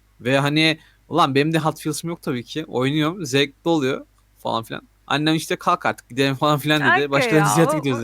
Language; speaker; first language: Turkish; native; Turkish